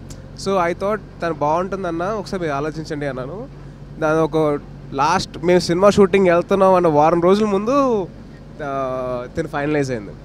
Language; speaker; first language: Telugu; native; Telugu